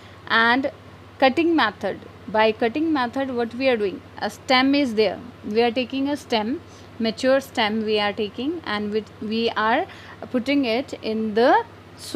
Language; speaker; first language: English; non-native, local second language; Hindi